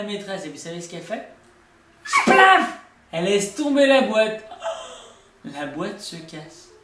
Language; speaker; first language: French; native; French